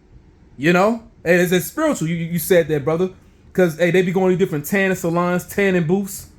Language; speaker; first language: English; native; English